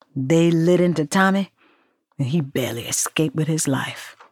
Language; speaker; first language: English; native; English